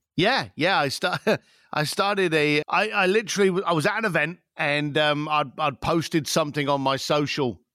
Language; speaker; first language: English; native; English